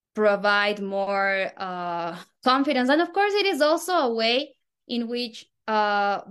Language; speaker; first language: English; non-native, fluent; Spanish